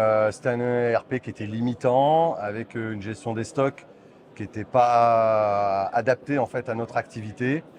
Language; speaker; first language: French; native; French